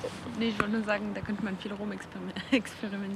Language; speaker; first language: German; non-native, learner; French